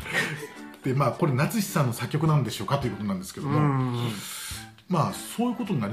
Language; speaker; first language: Japanese; native; Japanese